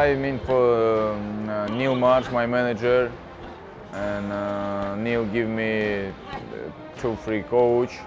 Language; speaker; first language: English; non-native, learner; Russian